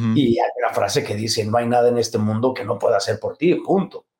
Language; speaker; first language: Spanish; native; Spanish